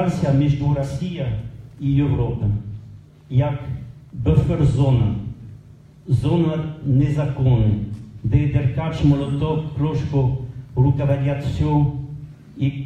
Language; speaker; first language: Ukrainian; non-native, learner; French